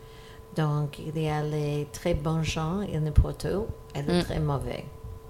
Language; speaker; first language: French; non-native, fluent; English